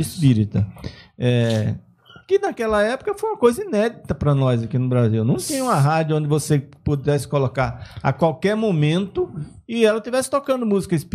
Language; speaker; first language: Portuguese; native; Portuguese